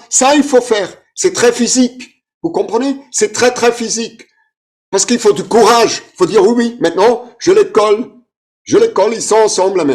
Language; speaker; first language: French; non-native, fluent; German